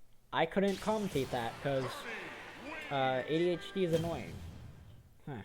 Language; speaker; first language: English; native; English